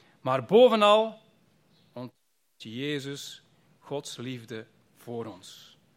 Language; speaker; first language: Dutch; native; Dutch